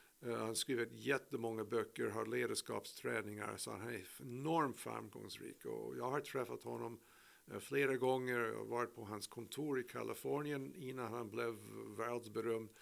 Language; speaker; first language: Swedish; non-native, fluent; English